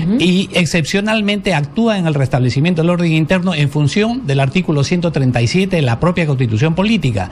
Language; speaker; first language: Spanish; native; Spanish